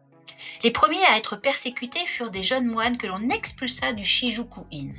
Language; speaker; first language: French; native; French